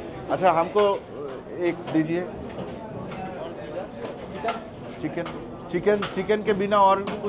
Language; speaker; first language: Hindi; non-native, learner; Bangla